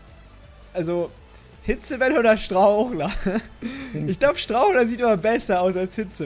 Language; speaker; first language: German; native; German